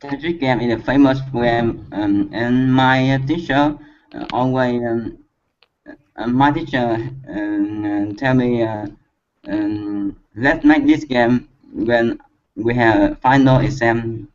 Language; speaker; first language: English; non-native, learner; Vietnamese